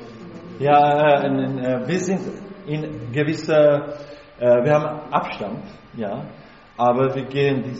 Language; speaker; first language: German; non-native, fluent; Czech